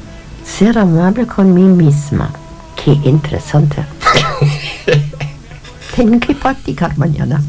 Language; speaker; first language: Spanish; non-native, fluent; German